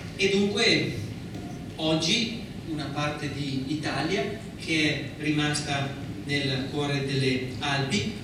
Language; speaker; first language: Italian; native; Italian